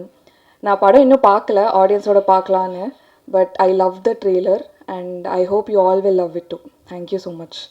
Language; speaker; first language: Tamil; non-native, learner; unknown